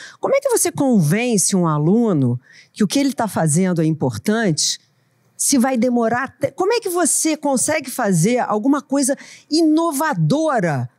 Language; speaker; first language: Portuguese; native; Portuguese